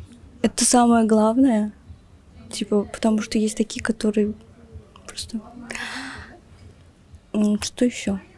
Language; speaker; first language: Russian; non-native, local second language; Turkmen